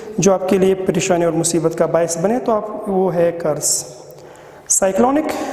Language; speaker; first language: Urdu; non-native, local second language; Pashto